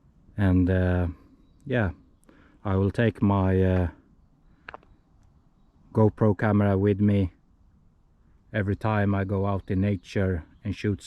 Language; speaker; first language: English; non-native, fluent; Swedish